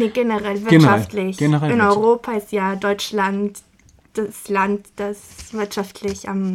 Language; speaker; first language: German; non-native, fluent; Spanish